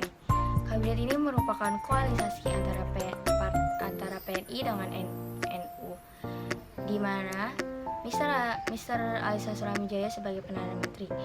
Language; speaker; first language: Indonesian; native; Indonesian